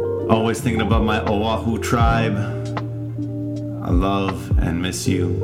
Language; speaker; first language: English; native; English